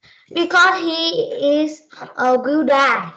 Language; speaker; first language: English; non-native, learner; Vietnamese